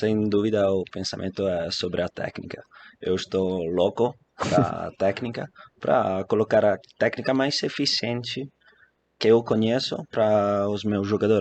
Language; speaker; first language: Portuguese; non-native, fluent; Italian